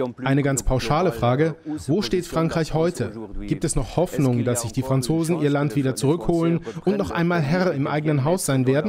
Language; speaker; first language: German; native; German